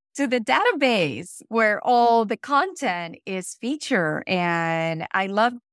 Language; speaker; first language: English; non-native, fluent; Spanish